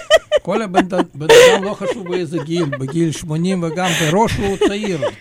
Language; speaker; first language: Hebrew; non-native, fluent; Russian